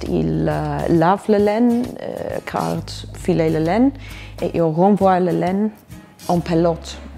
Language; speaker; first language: French; non-native, fluent; English